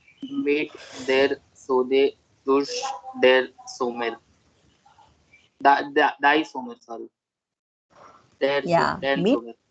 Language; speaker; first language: German; non-native, learner; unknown